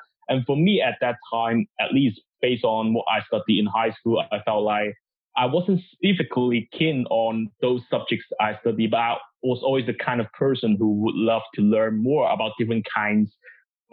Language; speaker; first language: English; non-native, local second language; Cantonese